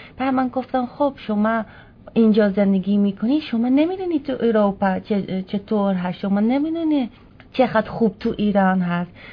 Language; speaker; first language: Persian; non-native, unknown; Dutch